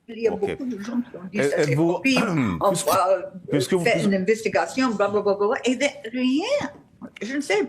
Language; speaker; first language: French; non-native, fluent; English